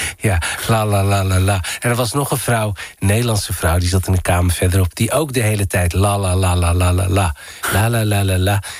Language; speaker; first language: Dutch; early bilingual, other home language; Riffian